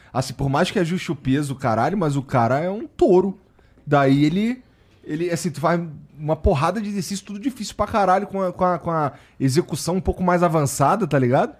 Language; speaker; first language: Portuguese; native; Portuguese